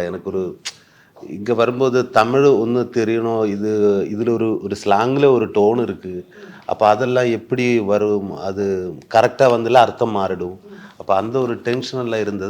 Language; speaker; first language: Tamil; non-native, learner; Malayalam